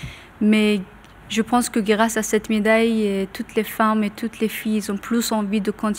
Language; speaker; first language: French; non-native, learner; Persian